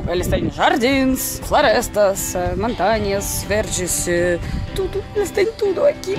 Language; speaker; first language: Portuguese; non-native, fluent; Russian